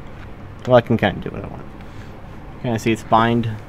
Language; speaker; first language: English; native; English